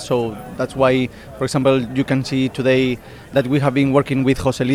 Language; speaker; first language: English; non-native, fluent; Spanish